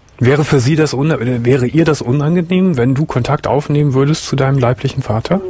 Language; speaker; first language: German; native; German